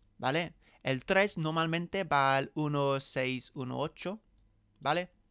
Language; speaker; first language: Spanish; non-native, learner; English